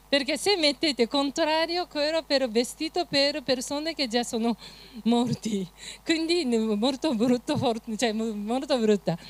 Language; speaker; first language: Italian; non-native, fluent; Japanese